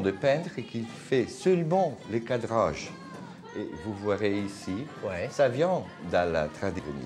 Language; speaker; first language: French; non-native, learner; Italian